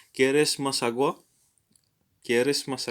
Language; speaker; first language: Spanish; non-native, learner; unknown